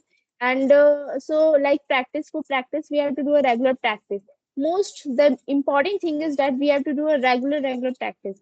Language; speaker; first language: English; non-native, learner; Hindi